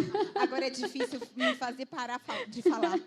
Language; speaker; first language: Portuguese; native; Portuguese